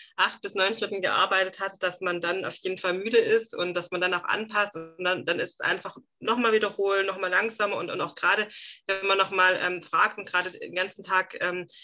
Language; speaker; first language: German; native; German